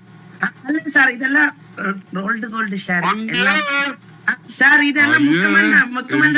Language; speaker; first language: Tamil; non-native, learner; Malayalam